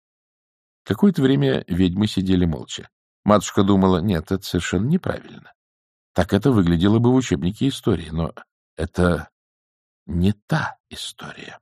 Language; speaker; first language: Russian; native; Russian